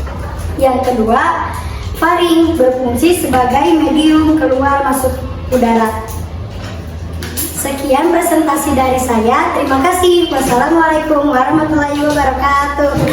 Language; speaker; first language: Indonesian; native; Indonesian